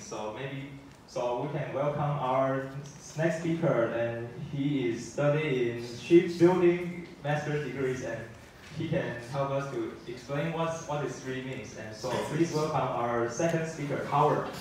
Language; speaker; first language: English; non-native, learner; Chinese